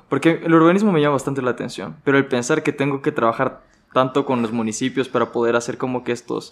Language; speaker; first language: Spanish; native; Spanish